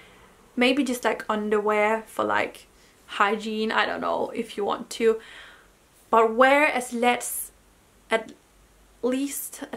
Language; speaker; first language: English; non-native, fluent; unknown